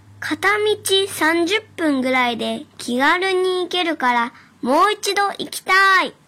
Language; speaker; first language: Japanese; early bilingual, other home language; Chinese